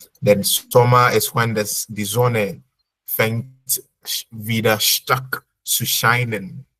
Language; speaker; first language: German; non-native, fluent; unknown